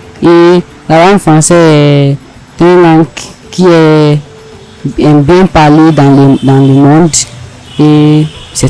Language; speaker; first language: French; non-native, learner; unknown